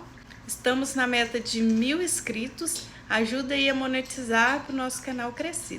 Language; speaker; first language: Portuguese; native; Portuguese